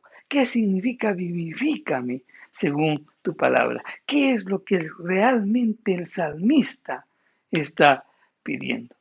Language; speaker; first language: Spanish; native; Spanish